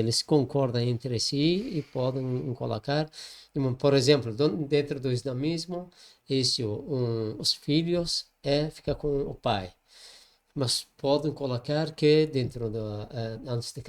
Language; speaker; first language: Portuguese; non-native, learner; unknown